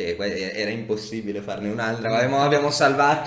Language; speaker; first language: Italian; native; Italian